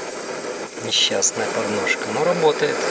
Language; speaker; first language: Russian; native; Russian